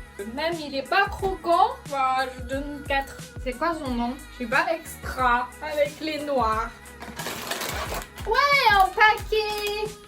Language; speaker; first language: French; non-native, learner; Chinese